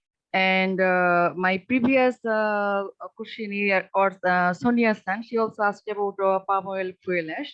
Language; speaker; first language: English; non-native, fluent; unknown